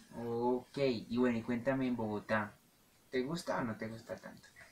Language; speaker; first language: Spanish; native; Spanish